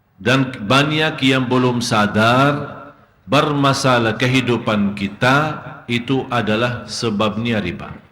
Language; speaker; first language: Indonesian; non-native, fluent; Arabic